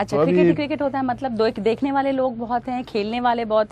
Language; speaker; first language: Hindi; native; Hindi